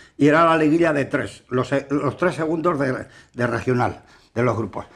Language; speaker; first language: Spanish; native; Spanish